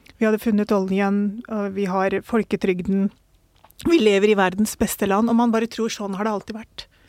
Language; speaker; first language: Norwegian; early bilingual, other home language; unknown